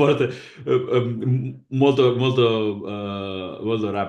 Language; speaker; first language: Italian; non-native, learner; Spanish